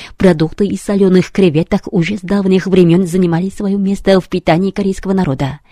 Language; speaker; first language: Russian; non-native, fluent; Korean